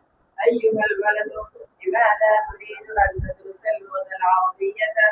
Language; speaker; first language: Arabic; non-native, learner; Bangla